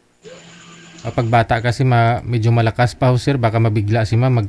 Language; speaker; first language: Filipino; non-native, local second language; Cebuano